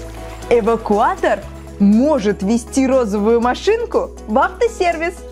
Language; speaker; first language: Russian; native; Russian